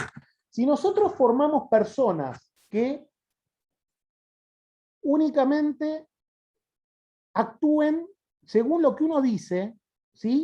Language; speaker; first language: Spanish; native; Spanish